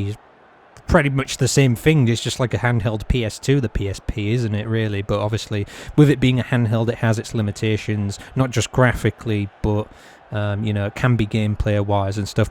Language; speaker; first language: English; native; English